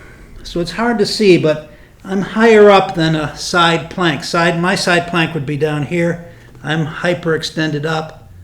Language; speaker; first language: English; native; English